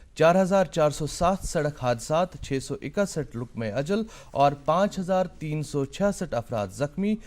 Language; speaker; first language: Urdu; non-native, local second language; Kashmiri